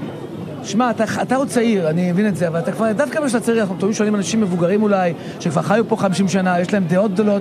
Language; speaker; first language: Hebrew; native; Hebrew